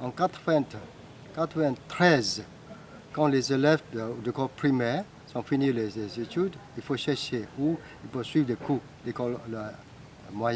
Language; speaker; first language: French; non-native, fluent; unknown